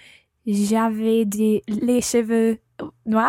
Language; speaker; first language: French; non-native, learner; English